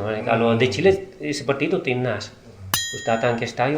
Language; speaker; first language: Indonesian; non-native, learner; Spanish